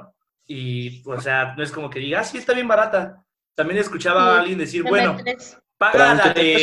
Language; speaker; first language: Spanish; native; Spanish